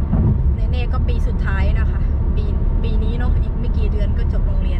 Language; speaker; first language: Thai; native; Thai